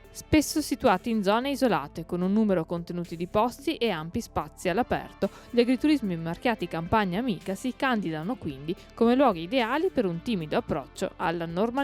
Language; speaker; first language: Italian; native; Italian